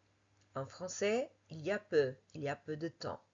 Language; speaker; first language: French; non-native, fluent; Portuguese